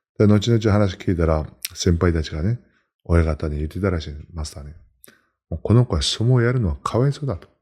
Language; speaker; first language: Japanese; non-native, fluent; Mongolian